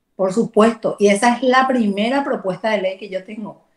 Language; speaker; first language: Spanish; native; Spanish